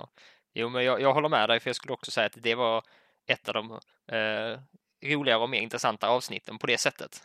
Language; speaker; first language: Swedish; native; Swedish